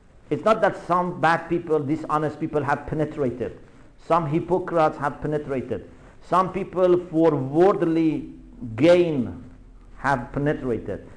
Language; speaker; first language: English; non-native, fluent; Persian